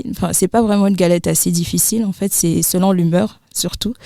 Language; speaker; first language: French; native; French